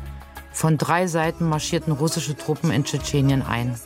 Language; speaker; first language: German; native; German